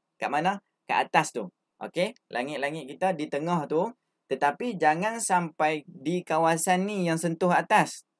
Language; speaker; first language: Malay; native; Malay